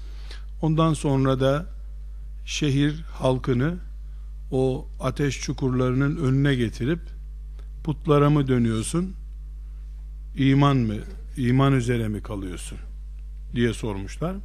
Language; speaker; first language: Turkish; native; Turkish